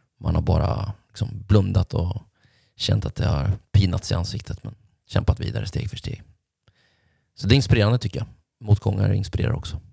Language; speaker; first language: Swedish; native; Swedish